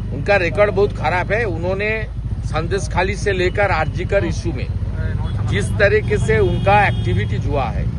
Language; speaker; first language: Hindi; non-native, local second language; Bangla